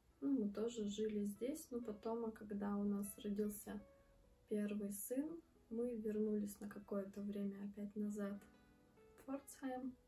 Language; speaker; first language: Russian; early bilingual, heritage; Russian